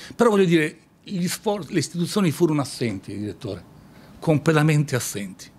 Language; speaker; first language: Italian; native; Italian